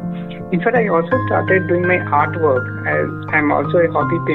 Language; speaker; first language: English; non-native, local second language; Odia